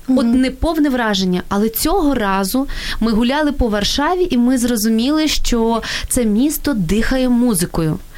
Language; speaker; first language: Ukrainian; native; Ukrainian